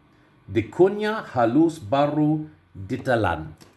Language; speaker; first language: Indonesian; non-native, learner; English